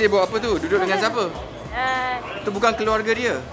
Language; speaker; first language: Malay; non-native, local second language; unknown